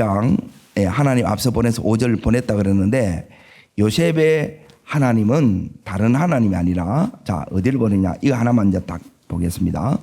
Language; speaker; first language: Korean; native; Korean